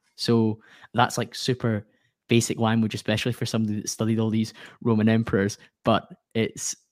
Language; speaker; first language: English; native; English